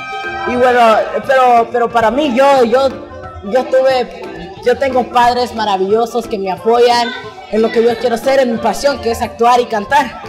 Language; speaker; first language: Spanish; early bilingual, heritage; Spanish